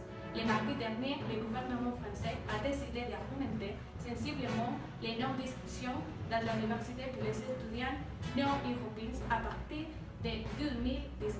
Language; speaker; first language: French; non-native, learner; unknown